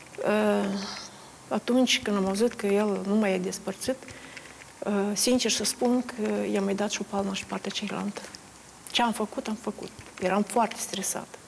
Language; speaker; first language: Romanian; native; Romanian